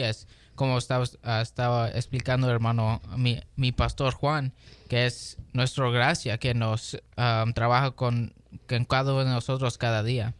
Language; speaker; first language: Spanish; early bilingual, heritage; Spanish